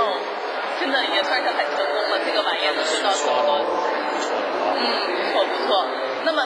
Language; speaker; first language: Chinese; native; Chinese